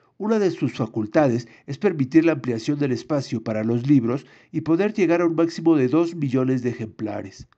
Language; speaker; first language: Spanish; native; Spanish